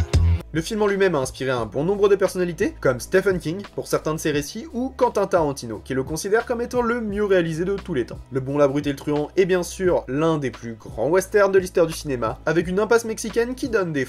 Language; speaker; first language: French; native; French